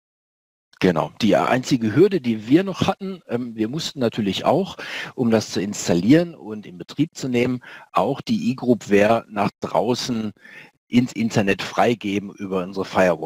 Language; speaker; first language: German; native; German